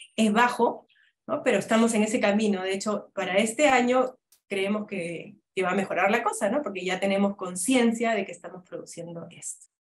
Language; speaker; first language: Spanish; native; Spanish